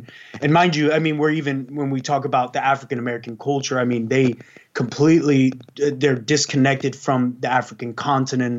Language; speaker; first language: English; native; English